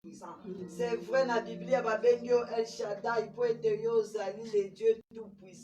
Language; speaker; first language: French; non-native, local second language; Lingala